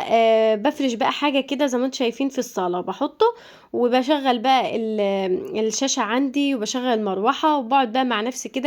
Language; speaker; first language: Arabic; native; Arabic